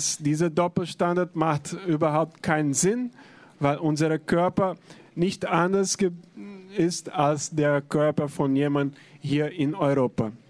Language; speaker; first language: German; non-native, fluent; Portuguese